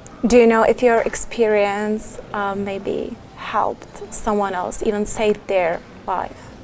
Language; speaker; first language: English; non-native, fluent; Czech